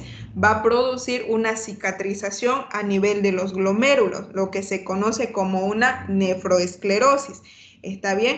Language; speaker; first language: Spanish; native; Spanish